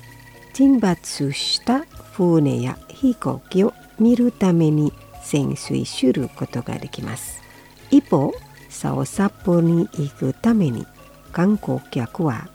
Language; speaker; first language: Japanese; non-native, fluent; Indonesian